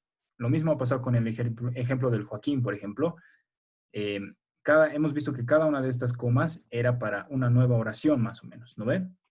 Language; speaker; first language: Spanish; native; Spanish